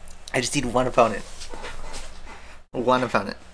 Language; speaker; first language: English; native; English